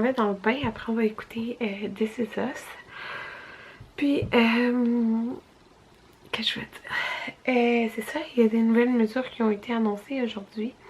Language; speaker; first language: French; native; French